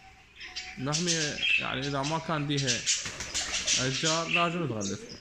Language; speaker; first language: Arabic; native; Arabic